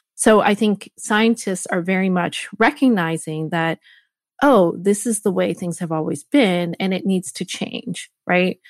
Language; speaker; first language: English; native; English